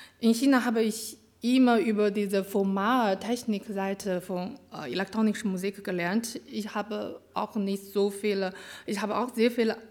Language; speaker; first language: German; non-native, learner; Chinese